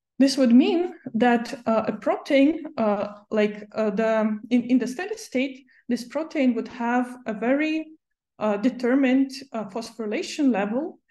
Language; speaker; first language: English; non-native, fluent; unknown